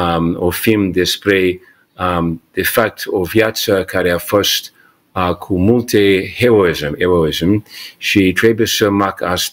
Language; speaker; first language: Romanian; early bilingual, heritage; English